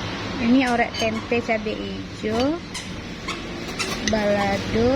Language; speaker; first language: Indonesian; non-native, local second language; Achinese